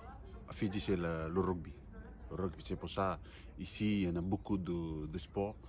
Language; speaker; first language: French; non-native, learner; Fijian